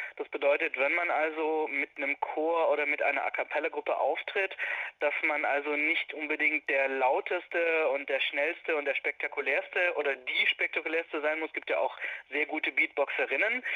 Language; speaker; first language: German; native; German